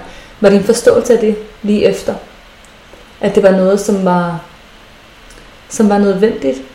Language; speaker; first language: Danish; native; Danish